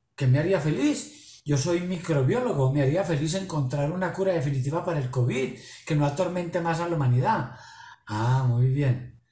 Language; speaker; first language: Spanish; native; Spanish